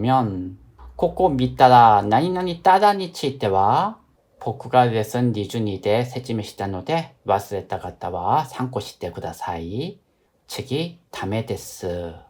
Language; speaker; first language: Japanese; non-native, fluent; Korean